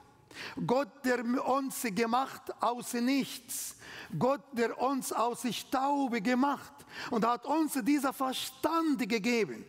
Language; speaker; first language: German; non-native, learner; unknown